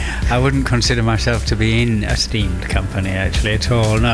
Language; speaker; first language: English; native; English